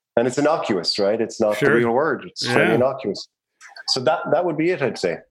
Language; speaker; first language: English; native; English